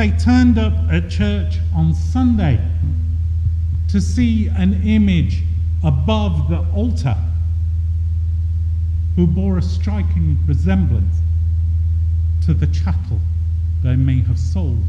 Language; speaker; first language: English; native; English